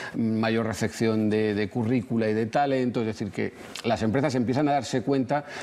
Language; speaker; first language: Spanish; native; Spanish